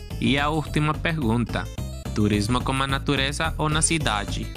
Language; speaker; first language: Portuguese; non-native, learner; Spanish